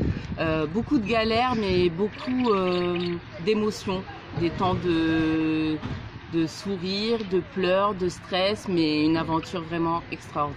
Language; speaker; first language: French; native; French